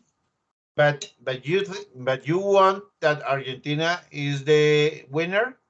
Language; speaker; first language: English; non-native, learner; Spanish